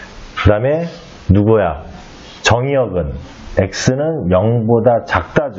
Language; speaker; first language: Korean; native; Korean